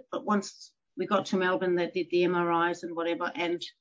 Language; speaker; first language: English; non-native, fluent; Danish